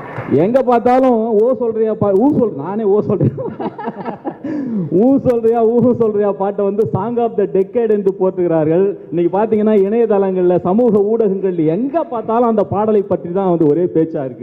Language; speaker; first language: Tamil; native; Tamil